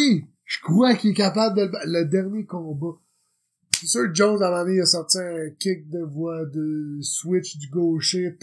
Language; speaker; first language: French; native; French